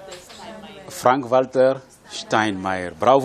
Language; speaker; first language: German; non-native, fluent; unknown